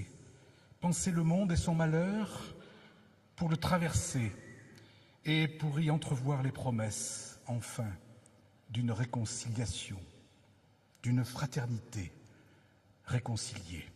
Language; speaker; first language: French; native; French